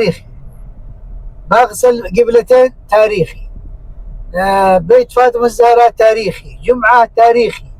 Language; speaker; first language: Arabic; non-native, learner; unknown